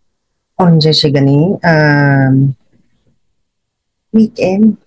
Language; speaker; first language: Korean; non-native, learner; Filipino